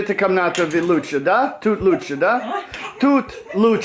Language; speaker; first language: Russian; non-native, learner; English